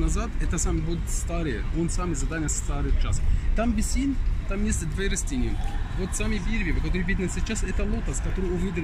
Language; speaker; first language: Russian; non-native, learner; Arabic